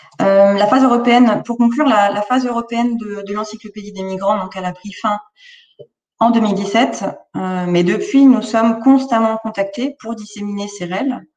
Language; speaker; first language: French; native; French